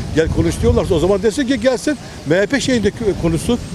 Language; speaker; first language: Turkish; native; Turkish